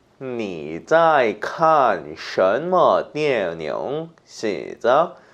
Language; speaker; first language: Chinese; non-native, fluent; Korean